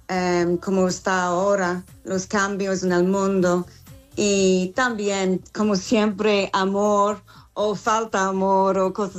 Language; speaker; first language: Spanish; non-native, learner; English